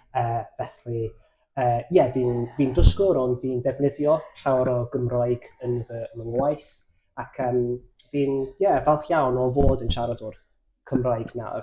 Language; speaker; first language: Welsh; non-native, fluent; English